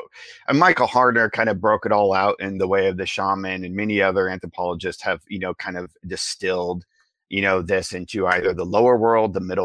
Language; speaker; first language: English; native; English